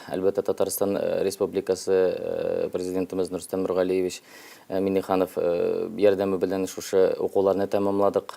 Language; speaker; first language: Tatar; early bilingual, heritage; Tatar